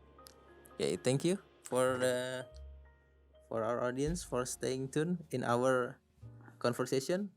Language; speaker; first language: English; non-native, learner; Indonesian